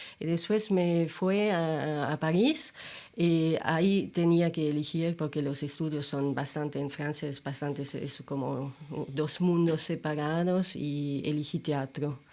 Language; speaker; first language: Spanish; non-native, fluent; German